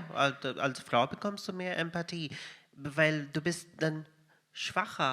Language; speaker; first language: German; non-native, fluent; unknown